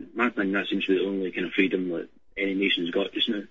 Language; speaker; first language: English; native; English